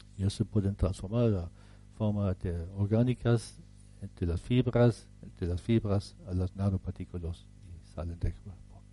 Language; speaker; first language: Spanish; non-native, fluent; German